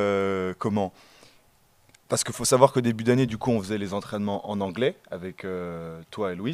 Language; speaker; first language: French; native; French